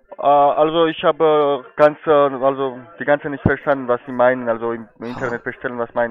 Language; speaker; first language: German; non-native, fluent; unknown